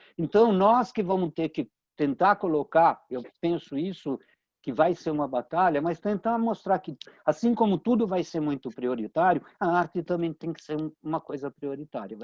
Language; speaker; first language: Portuguese; early bilingual, other home language; Italian